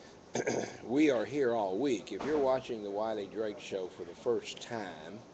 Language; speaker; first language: English; native; English